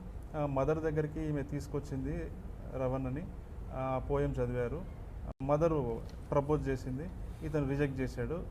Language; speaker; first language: Telugu; native; Telugu